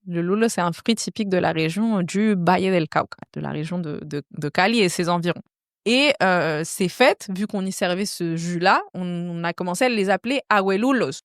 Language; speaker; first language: French; native; French